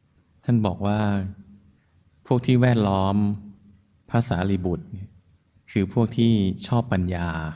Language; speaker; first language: Thai; native; Thai